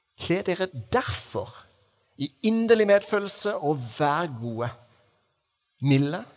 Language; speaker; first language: Norwegian; native; Norwegian